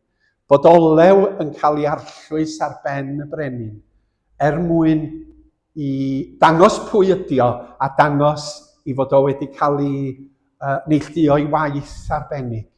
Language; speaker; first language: Welsh; native; Welsh